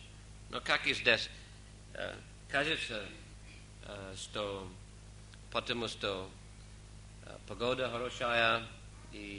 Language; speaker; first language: Russian; non-native, fluent; English